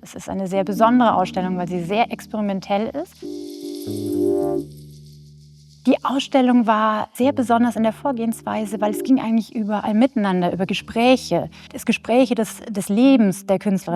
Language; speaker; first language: German; non-native, learner; Spanish